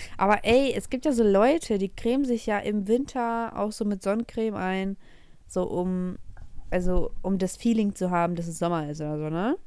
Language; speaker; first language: German; early bilingual, other home language; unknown